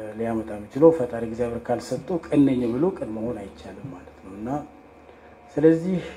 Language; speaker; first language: Amharic; non-native, local second language; Oromo